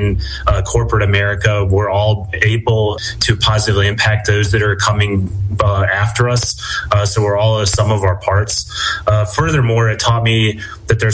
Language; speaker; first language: English; native; English